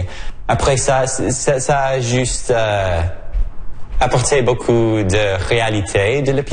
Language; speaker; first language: French; non-native, local second language; English